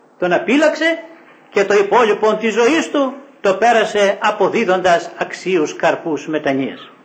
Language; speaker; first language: Greek; native; Greek